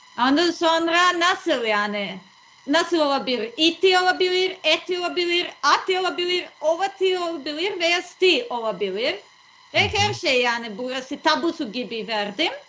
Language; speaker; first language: Turkish; non-native, learner; Serbian